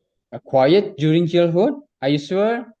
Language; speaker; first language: English; non-native, fluent; Indonesian